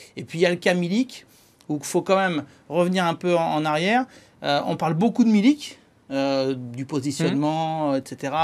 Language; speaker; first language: French; native; French